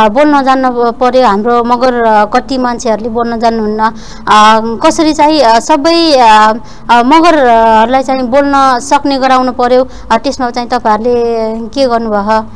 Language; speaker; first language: Nepali; non-native, local second language; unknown